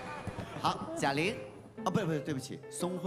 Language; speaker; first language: Chinese; native; Chinese